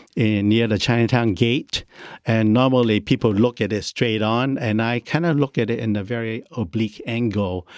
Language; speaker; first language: English; non-native, local second language; Cantonese